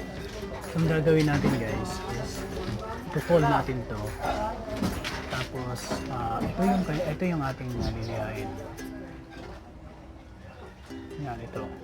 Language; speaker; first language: Filipino; native; Filipino